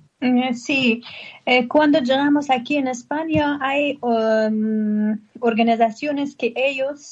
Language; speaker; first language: Spanish; non-native, learner; Persian